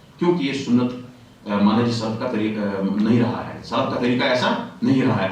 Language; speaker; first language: Urdu; non-native, local second language; Kashmiri